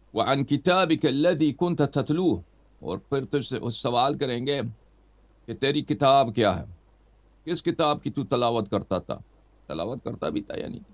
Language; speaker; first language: Urdu; non-native, fluent; Persian